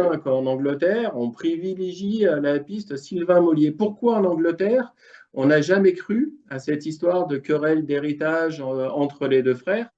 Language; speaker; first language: French; native; French